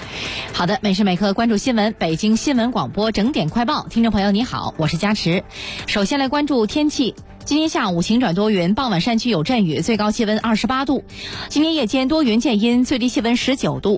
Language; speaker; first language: Chinese; native; Chinese